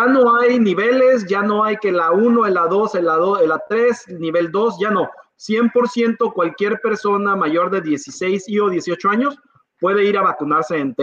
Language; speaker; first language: Spanish; early bilingual, heritage; Spanish